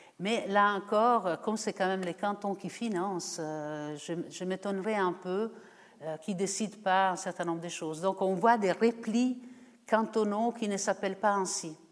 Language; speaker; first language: French; non-native, fluent; Italian